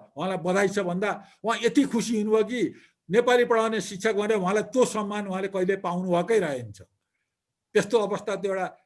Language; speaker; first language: Nepali; native; Nepali